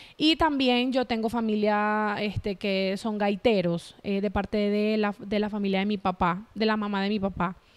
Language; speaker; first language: Spanish; native; Spanish